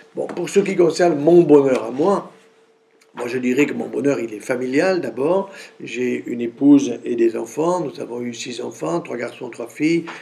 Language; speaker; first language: French; native; French